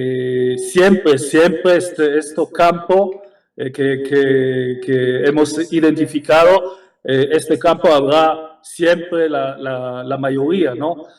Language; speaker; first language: Spanish; non-native, fluent; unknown